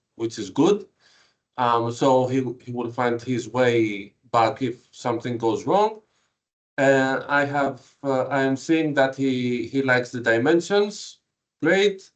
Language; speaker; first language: English; non-native, fluent; Greek